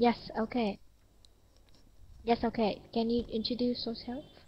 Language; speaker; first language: English; non-native, fluent; Vietnamese